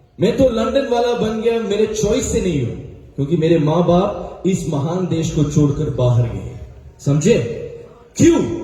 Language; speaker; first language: Hindi; early bilingual, heritage; Hindi